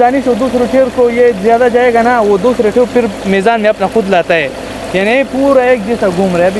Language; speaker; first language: Hindi; non-native, fluent; Pashto